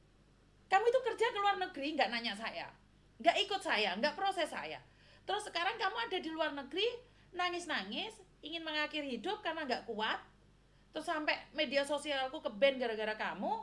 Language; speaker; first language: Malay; non-native, local second language; Javanese